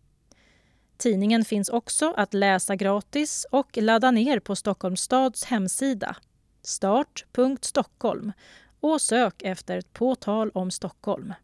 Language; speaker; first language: Swedish; native; Swedish